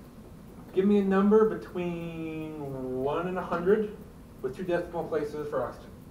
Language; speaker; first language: English; native; English